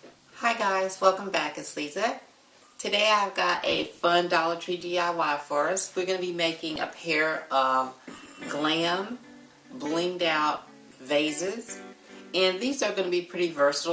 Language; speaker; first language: English; native; English